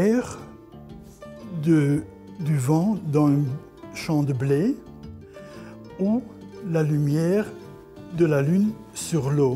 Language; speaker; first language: French; non-native, fluent; Dutch